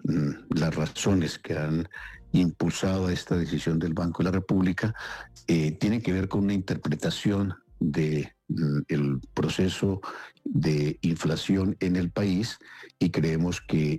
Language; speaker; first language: Spanish; native; Spanish